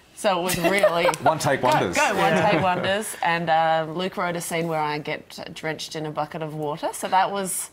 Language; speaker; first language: English; native; English